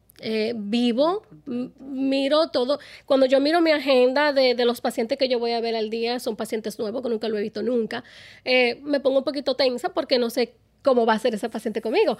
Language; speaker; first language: Spanish; early bilingual, other home language; English